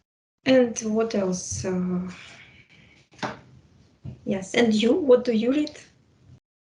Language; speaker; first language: English; non-native, fluent; Russian